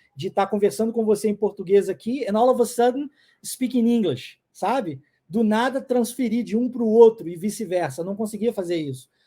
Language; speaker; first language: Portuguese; non-native, fluent; English